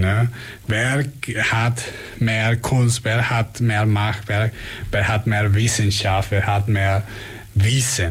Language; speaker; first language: German; non-native, fluent; Spanish